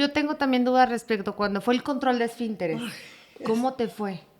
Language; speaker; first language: Spanish; native; Spanish